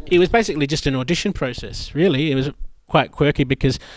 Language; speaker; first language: English; native; English